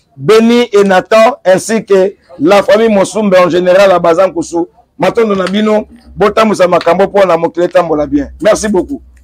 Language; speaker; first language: Lingala; native; Lingala